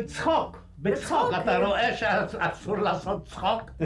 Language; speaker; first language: Hebrew; non-native, fluent; Polish